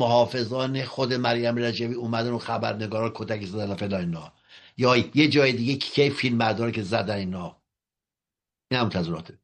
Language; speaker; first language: Persian; native; Persian